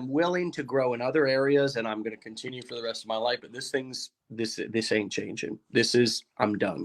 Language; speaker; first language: English; native; English